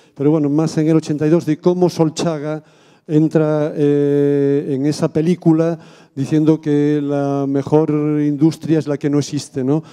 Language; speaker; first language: Spanish; native; Spanish